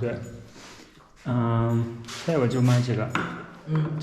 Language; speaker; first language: Chinese; non-native, learner; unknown